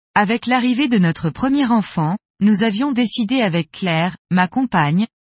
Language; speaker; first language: French; native; French